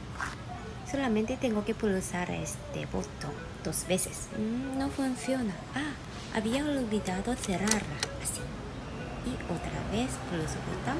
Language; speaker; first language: Spanish; non-native, fluent; Japanese